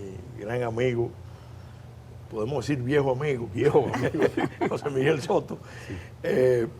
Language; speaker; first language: Spanish; native; Spanish